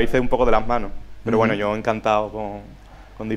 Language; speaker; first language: Spanish; native; Spanish